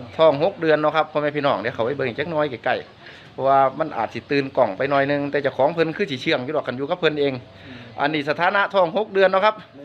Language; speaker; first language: Thai; native; Thai